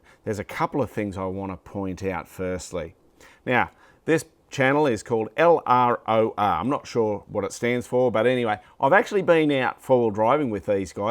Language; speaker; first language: English; native; English